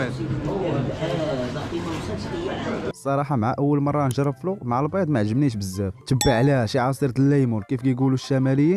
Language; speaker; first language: Arabic; native; Arabic